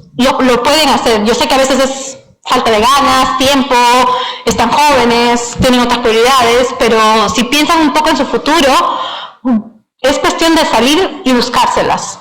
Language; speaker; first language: Spanish; native; Spanish